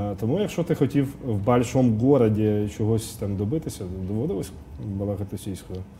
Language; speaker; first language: Ukrainian; non-native, local second language; Russian